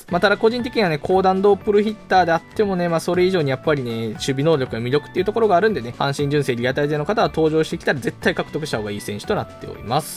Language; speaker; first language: Japanese; native; Japanese